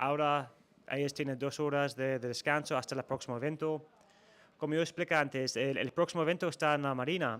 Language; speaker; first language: Spanish; non-native, learner; English